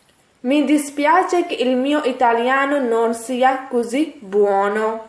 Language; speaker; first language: Italian; non-native, learner; Urdu